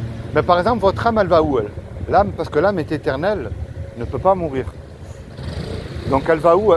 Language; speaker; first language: French; native; French